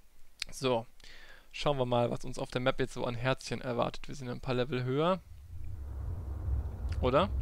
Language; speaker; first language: German; native; German